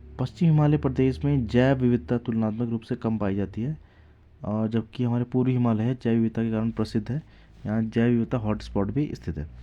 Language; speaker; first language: Hindi; native; Hindi